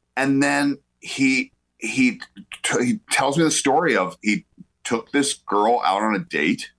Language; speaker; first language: English; native; English